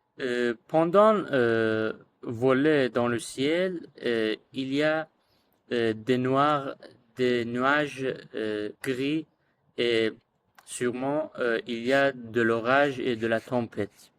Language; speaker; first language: French; non-native, learner; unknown